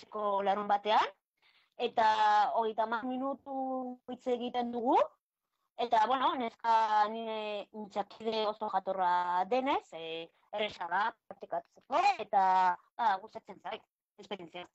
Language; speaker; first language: Basque; non-native, local second language; Spanish